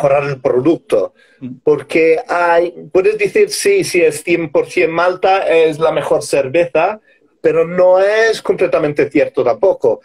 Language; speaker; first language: Spanish; non-native, fluent; English